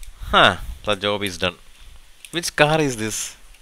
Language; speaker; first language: English; non-native, local second language; Malayalam